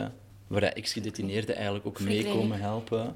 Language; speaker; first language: Dutch; native; Dutch